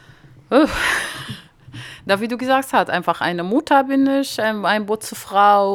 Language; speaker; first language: German; non-native, learner; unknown